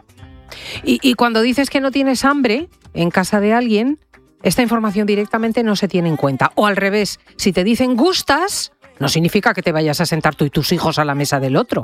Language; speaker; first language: Spanish; native; Spanish